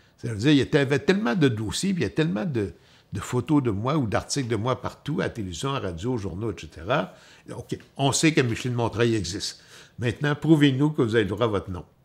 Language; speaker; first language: French; native; French